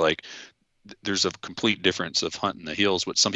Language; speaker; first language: English; native; English